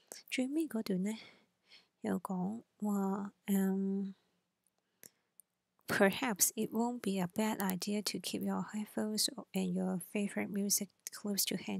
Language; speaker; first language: English; non-native, local second language; Cantonese